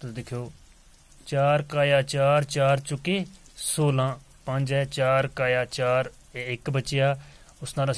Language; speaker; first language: Urdu; non-native, local second language; Punjabi